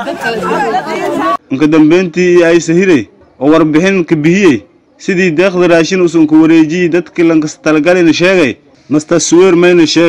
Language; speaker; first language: Somali; native; Somali